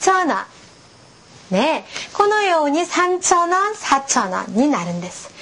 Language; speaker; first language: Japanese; non-native, fluent; Korean